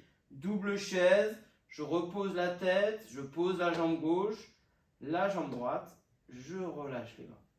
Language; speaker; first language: French; native; French